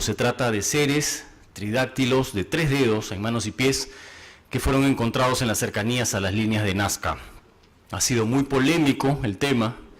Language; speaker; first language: Spanish; native; Spanish